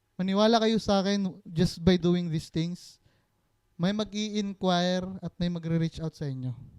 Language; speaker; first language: Filipino; non-native, local second language; Cebuano